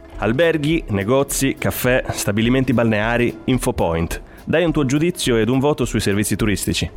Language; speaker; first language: Italian; native; Italian